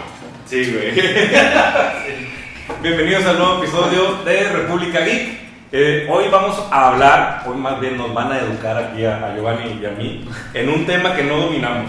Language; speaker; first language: Spanish; native; Spanish